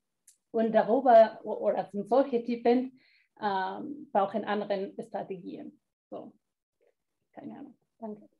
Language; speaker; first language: German; non-native, fluent; Spanish